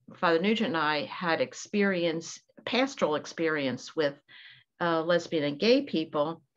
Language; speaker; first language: English; native; English